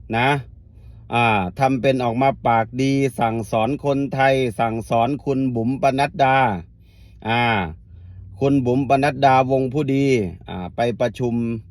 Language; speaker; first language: Thai; native; Thai